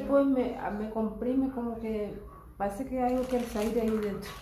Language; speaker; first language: Portuguese; non-native, learner; Spanish